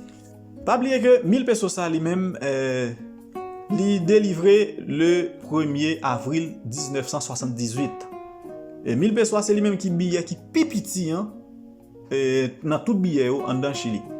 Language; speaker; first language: French; non-native, local second language; Haitian Creole